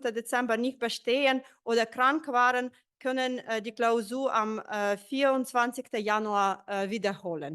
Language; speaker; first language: German; non-native, fluent; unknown